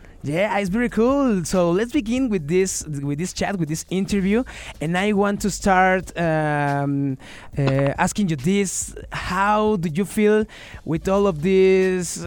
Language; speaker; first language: English; non-native, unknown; Spanish